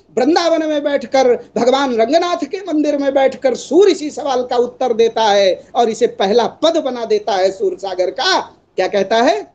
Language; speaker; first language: Hindi; native; Hindi